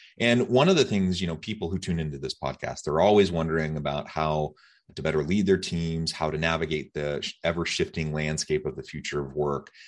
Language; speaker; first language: English; native; English